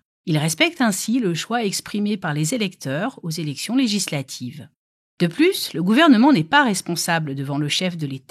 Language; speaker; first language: French; native; French